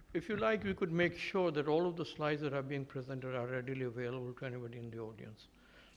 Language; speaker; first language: English; native; English